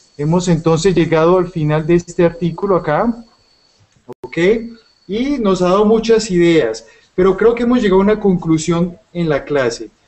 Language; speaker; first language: Spanish; native; Spanish